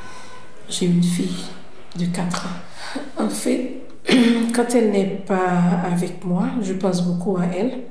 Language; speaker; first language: French; non-native, local second language; Haitian Creole